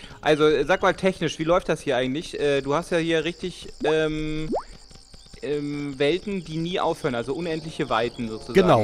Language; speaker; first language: German; native; German